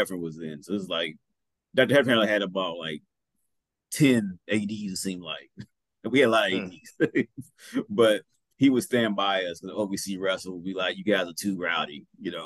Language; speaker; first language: English; native; English